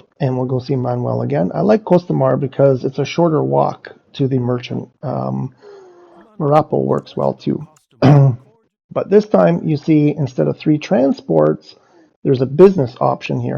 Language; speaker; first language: English; native; English